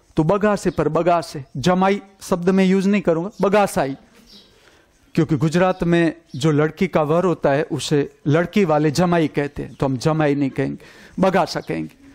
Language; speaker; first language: Hindi; non-native, local second language; Gujarati